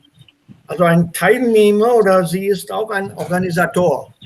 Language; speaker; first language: German; non-native, fluent; Hindi